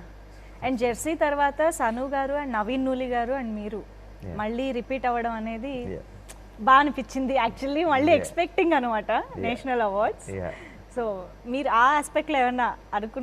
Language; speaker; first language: Telugu; native; Telugu